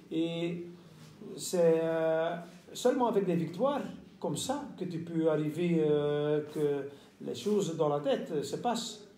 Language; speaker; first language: French; non-native, local second language; Dutch